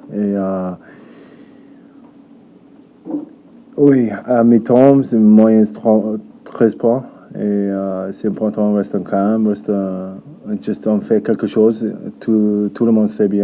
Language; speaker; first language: French; non-native, learner; English